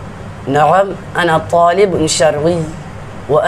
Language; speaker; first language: Arabic; non-native, learner; Urdu